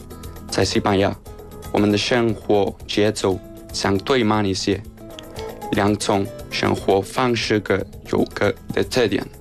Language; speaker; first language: Chinese; non-native, fluent; Spanish